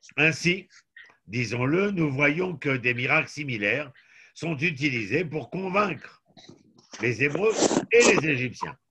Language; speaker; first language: French; native; French